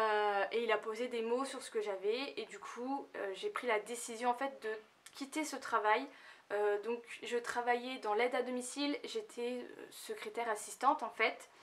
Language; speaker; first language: French; native; French